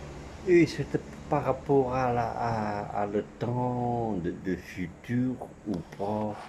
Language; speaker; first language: French; non-native, fluent; Dutch